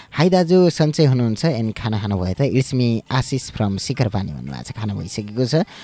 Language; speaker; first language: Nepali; native; Nepali